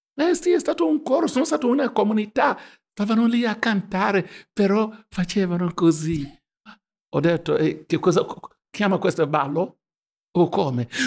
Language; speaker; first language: Italian; non-native, fluent; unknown